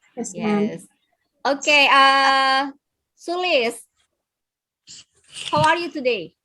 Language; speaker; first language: English; non-native, fluent; Indonesian